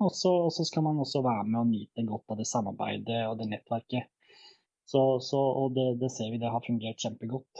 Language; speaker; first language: Norwegian; early bilingual, other home language; Bosnian